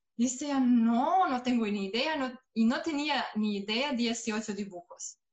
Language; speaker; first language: Spanish; non-native, fluent; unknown